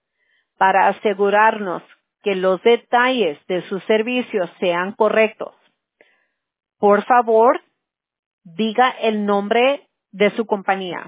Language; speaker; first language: Spanish; early bilingual, heritage; English